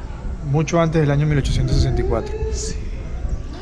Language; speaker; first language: Spanish; native; Spanish